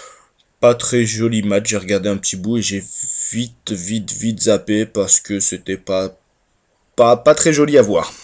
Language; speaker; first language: French; native; French